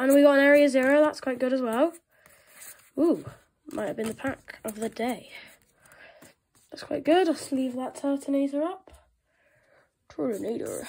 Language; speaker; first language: English; native; English